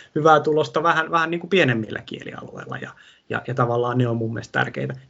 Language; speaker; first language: Finnish; non-native, local second language; English